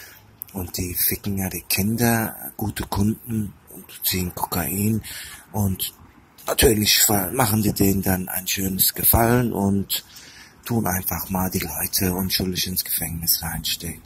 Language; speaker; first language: German; early bilingual, other home language; Turkish